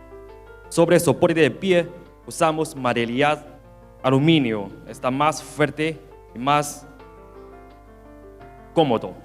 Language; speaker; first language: Spanish; non-native, learner; Chinese